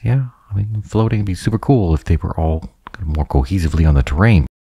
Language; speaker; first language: English; native; English